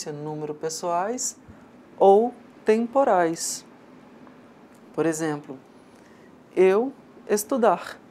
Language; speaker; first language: Portuguese; native; Portuguese